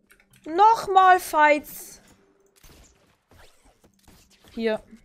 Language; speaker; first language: German; native; German